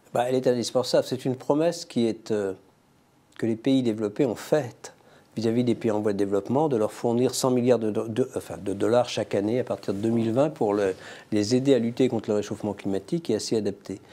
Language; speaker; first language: French; native; French